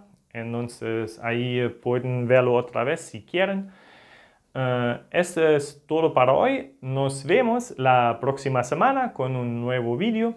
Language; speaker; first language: Spanish; non-native, fluent; German